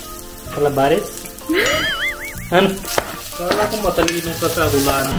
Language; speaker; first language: Filipino; non-native, learner; Punjabi